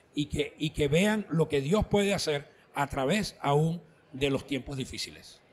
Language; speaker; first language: Spanish; native; Spanish